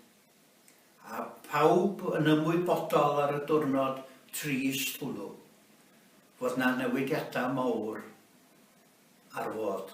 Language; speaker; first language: Welsh; native; Welsh